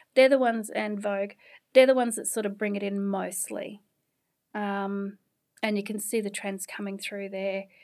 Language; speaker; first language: English; native; English